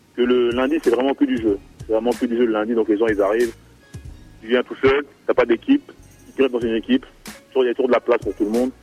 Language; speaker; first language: French; native; French